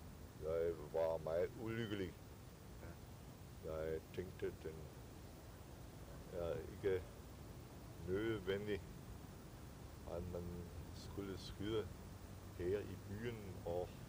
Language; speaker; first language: Danish; non-native, fluent; German